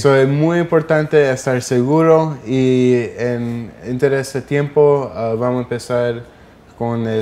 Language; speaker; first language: Spanish; early bilingual, heritage; English